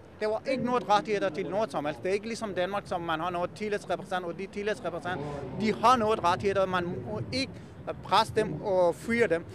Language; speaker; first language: Danish; non-native, fluent; Persian